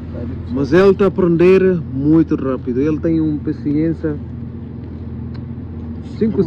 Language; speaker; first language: Portuguese; non-native, learner; Punjabi